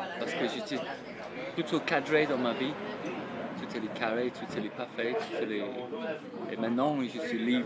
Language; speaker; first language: French; non-native, fluent; English